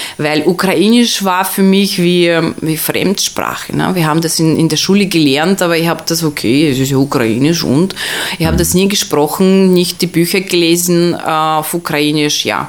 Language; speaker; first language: German; non-native, fluent; Russian